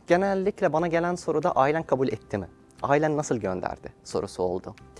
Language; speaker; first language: Turkish; non-native, fluent; Arabic